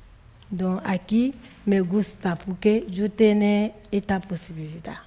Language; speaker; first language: Spanish; non-native, learner; French